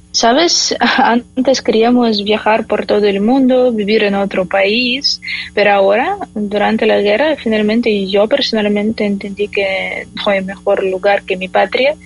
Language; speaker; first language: Spanish; non-native, fluent; Ukrainian